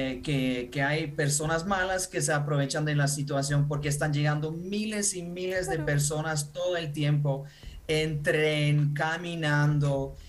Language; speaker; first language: Spanish; non-native, fluent; Ukrainian